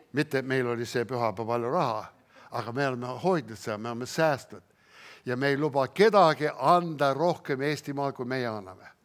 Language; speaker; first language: Estonian; early bilingual, heritage; Estonian